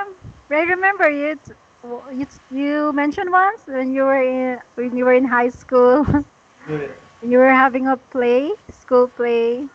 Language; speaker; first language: English; non-native, fluent; Cebuano